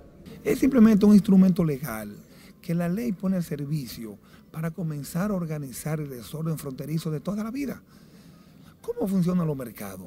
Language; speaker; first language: Spanish; native; Spanish